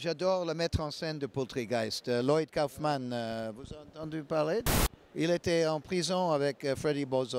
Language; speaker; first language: French; non-native, learner; English